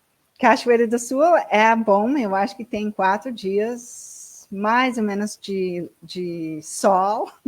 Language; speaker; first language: Portuguese; non-native, learner; English